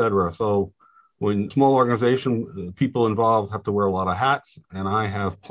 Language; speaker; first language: English; native; English